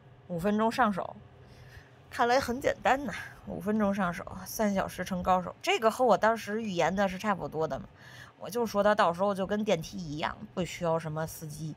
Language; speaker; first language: Chinese; native; Chinese